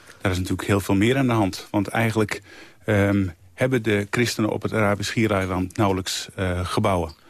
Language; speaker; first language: Dutch; native; Dutch